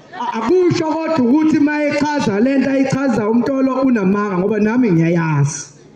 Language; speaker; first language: Zulu; native; Zulu